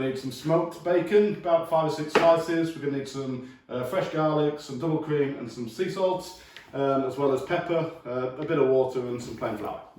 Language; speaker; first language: English; native; English